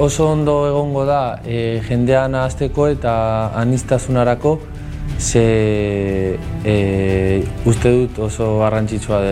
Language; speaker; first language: Basque; early bilingual, other home language; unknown